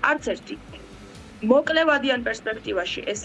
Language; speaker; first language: Georgian; native; Georgian